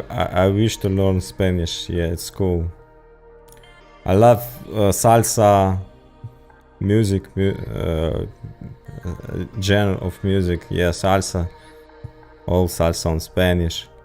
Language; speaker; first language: English; non-native, learner; Ukrainian